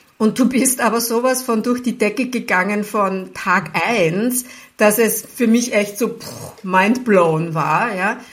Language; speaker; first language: German; native; German